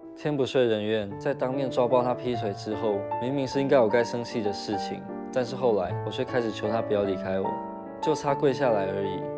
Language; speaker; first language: Chinese; native; Chinese